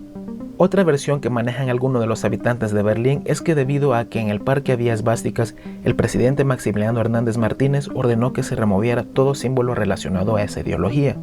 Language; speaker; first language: Spanish; native; Spanish